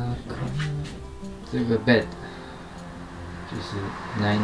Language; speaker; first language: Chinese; non-native, learner; Japanese